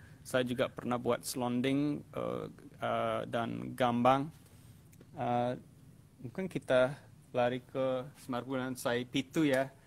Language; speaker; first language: Indonesian; non-native, fluent; English